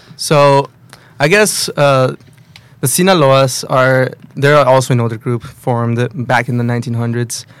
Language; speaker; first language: English; early bilingual, other home language; Spanish